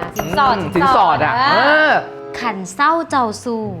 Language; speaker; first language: Thai; native; Thai